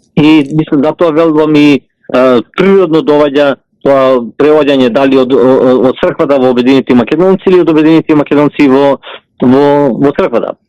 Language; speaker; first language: Macedonian; early bilingual, heritage; Macedonian